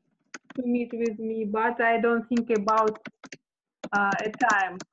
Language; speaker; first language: English; non-native, learner; Russian